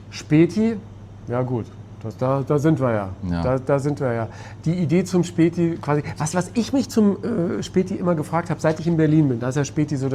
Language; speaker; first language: German; native; German